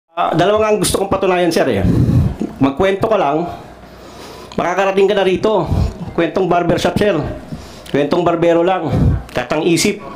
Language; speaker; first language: Filipino; non-native, local second language; Cebuano